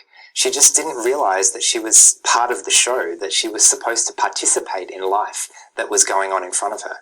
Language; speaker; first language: English; native; English